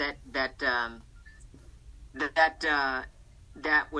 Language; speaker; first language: English; native; English